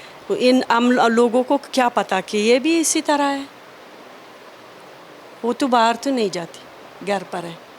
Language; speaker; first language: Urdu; non-native, learner; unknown